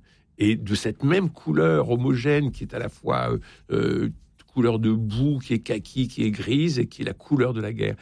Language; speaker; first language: French; native; French